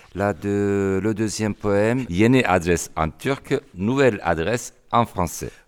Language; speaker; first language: French; non-native, fluent; Turkish